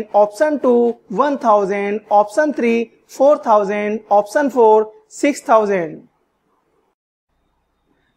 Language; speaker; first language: English; non-native, local second language; Hindi